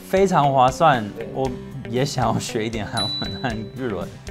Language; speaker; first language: Chinese; non-native, fluent; English